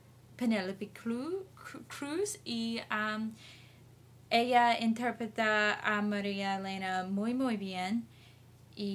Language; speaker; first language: Spanish; non-native, learner; English